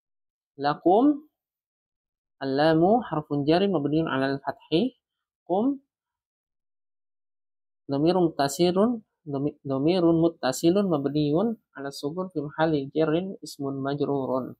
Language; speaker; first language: Arabic; non-native, learner; Indonesian